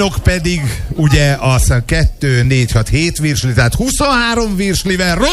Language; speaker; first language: Hungarian; native; Hungarian